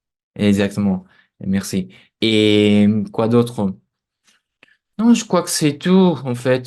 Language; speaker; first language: French; non-native, fluent; Portuguese